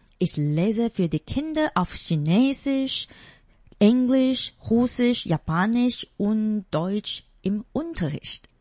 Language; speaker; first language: German; non-native, fluent; Chinese